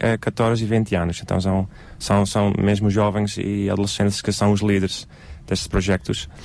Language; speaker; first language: Portuguese; non-native, learner; Dutch